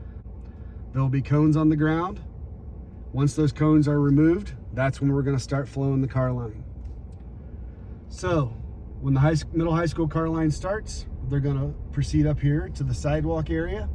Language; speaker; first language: English; native; English